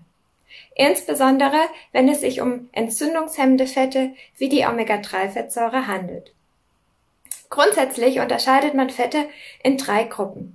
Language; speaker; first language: German; native; German